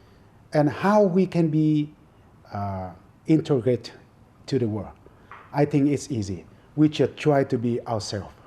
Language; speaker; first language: English; non-native, fluent; Vietnamese